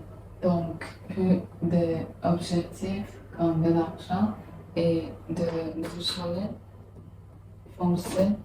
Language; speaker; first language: French; non-native, learner; English